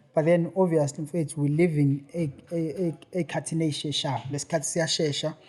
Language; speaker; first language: Zulu; native; Zulu